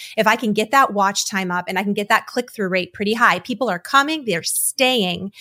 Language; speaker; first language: English; native; English